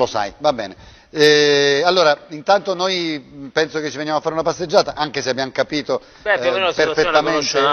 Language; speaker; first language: Italian; native; Italian